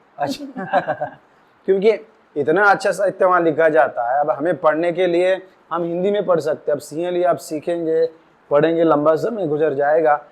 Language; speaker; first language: Hindi; non-native, local second language; Marathi